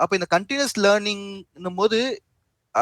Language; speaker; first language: Tamil; native; Tamil